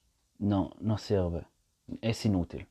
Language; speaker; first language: Spanish; non-native, fluent; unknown